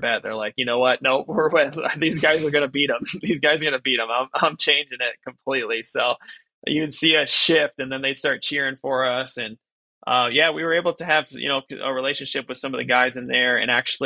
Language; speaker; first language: English; native; English